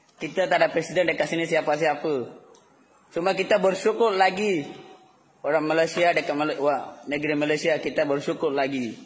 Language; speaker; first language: Malay; non-native, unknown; Rohingya